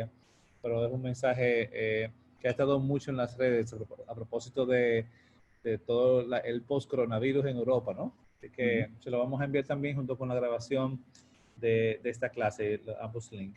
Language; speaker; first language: Spanish; native; Spanish